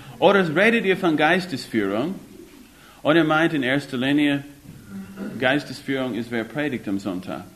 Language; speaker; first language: German; non-native, fluent; English